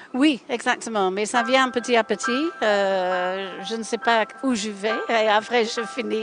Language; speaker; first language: French; non-native, fluent; English